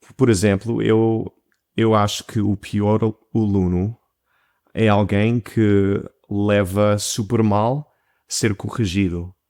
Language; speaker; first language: Portuguese; non-native, fluent; English